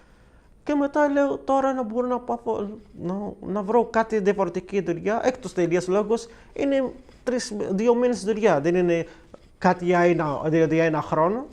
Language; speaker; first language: Greek; non-native, learner; Arabic